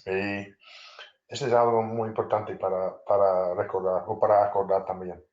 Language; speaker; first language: Spanish; non-native, fluent; English